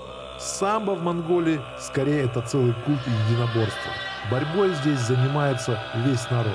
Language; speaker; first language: Russian; native; Russian